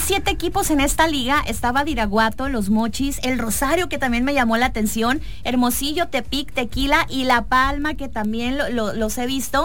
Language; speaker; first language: Spanish; native; Spanish